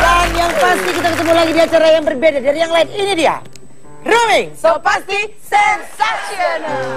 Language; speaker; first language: Indonesian; native; Indonesian